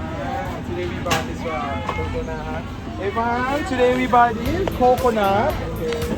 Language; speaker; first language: English; non-native, learner; Thai